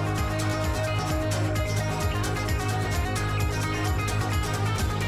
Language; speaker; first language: English; native; English